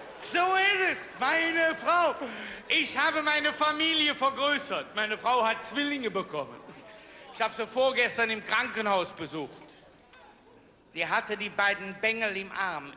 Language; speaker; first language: German; native; German